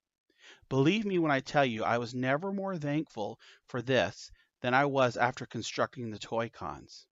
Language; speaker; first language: English; native; English